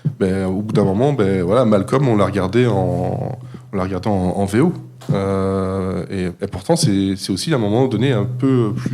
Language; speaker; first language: French; native; French